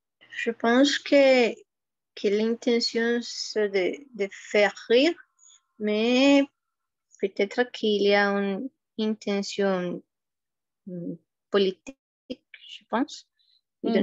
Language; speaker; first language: French; non-native, fluent; Spanish